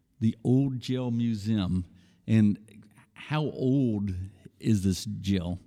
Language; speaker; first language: English; native; English